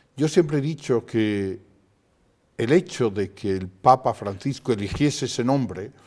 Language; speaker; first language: Spanish; native; Spanish